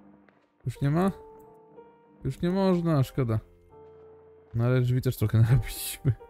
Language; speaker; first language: Polish; native; Polish